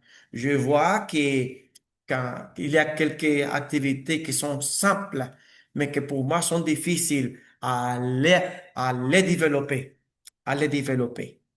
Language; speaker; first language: French; non-native, learner; Spanish